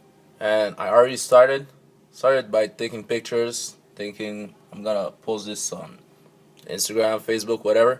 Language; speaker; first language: English; non-native, local second language; French